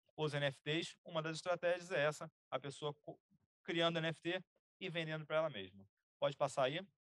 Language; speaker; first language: Portuguese; native; Portuguese